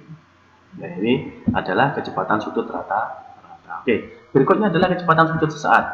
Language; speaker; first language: Indonesian; native; Indonesian